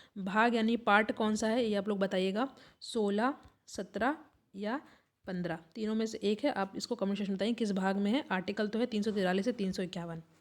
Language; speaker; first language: Hindi; native; Hindi